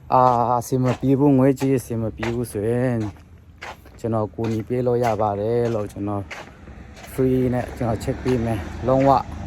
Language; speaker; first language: Burmese; non-native, local second language; Tedim Chin